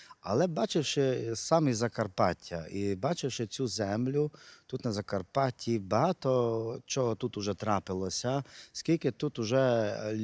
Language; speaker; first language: Ukrainian; non-native, local second language; Hungarian